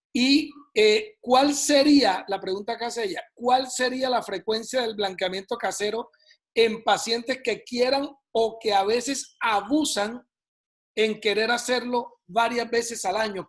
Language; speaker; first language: Spanish; native; Spanish